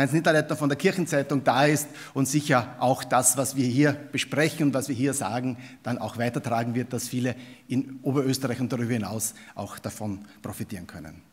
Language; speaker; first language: German; native; German